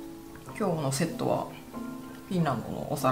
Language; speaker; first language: Japanese; native; Japanese